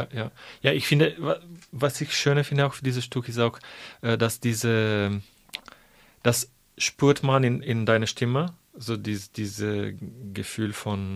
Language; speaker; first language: German; non-native, fluent; Italian